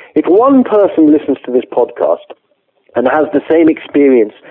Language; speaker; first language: English; native; English